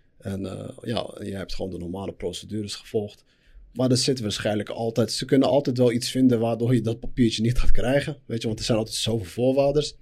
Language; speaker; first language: Dutch; early bilingual, other home language; Arabic